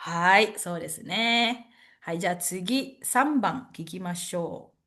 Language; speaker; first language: Japanese; non-native, fluent; Indonesian